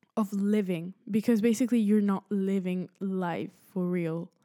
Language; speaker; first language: English; early bilingual, other home language; Spanish